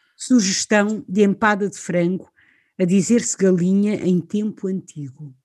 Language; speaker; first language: Portuguese; native; Portuguese